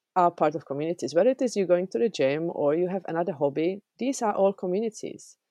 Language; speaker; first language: English; non-native, fluent; Czech